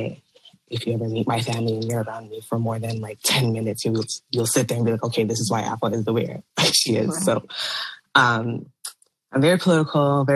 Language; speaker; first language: English; native; English